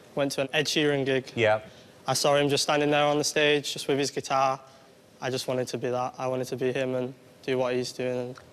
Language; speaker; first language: English; native; English